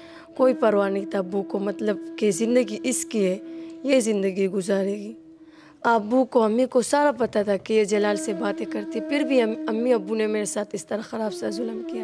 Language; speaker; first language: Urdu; non-native, local second language; Pashto